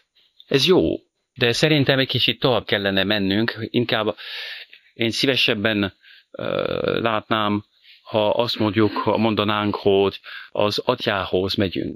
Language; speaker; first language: Hungarian; non-native, fluent; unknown